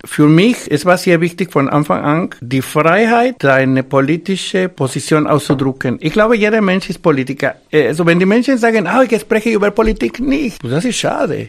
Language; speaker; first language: German; non-native, fluent; Spanish